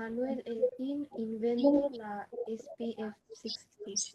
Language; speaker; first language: Spanish; non-native, learner; Bangla